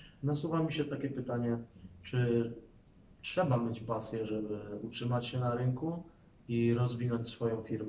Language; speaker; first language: Polish; native; Polish